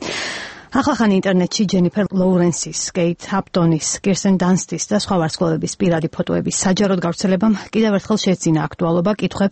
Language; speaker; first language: Georgian; native; Georgian